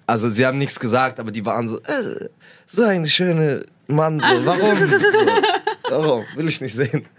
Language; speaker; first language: German; early bilingual, other home language; Arabic